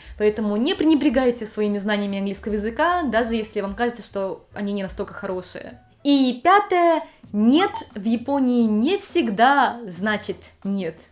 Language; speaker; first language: Russian; native; Russian